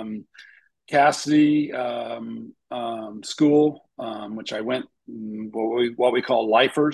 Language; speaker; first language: English; native; English